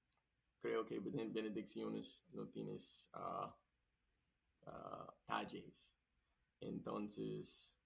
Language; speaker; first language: Spanish; non-native, learner; English